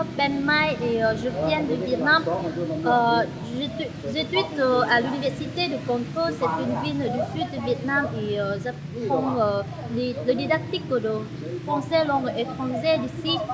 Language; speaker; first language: French; non-native, learner; Vietnamese